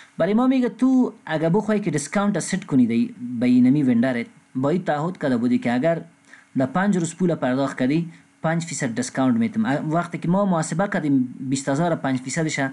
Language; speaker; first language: Persian; non-native, local second language; Pashto